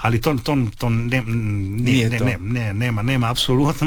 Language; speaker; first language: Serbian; non-native, learner; Italian